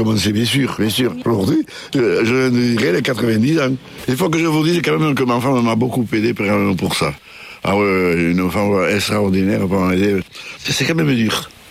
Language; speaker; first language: French; native; French